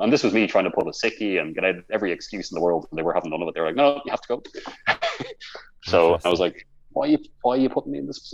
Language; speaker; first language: English; native; English